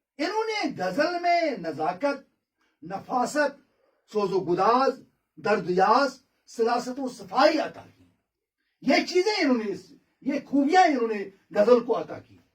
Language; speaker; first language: Urdu; non-native, local second language; Kashmiri